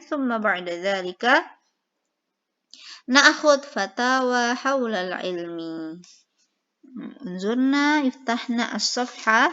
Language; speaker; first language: Arabic; non-native, fluent; Indonesian